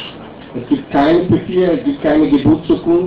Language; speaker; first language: German; non-native, learner; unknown